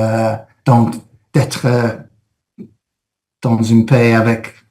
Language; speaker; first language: French; non-native, fluent; English